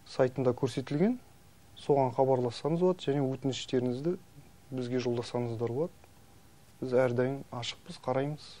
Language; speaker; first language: Kazakh; native; Kazakh